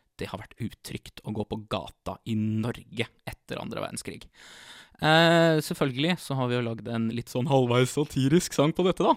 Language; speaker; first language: Norwegian; native; Norwegian